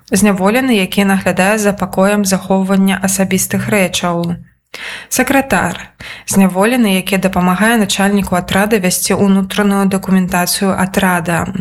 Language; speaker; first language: Belarusian; native; Belarusian